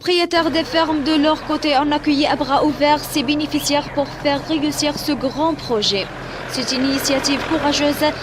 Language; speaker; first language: French; non-native, local second language; Arabic